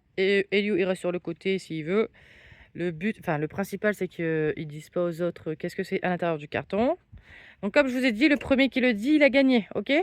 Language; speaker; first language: French; native; French